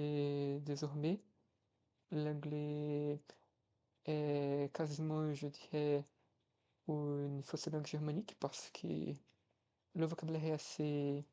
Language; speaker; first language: French; non-native, fluent; Portuguese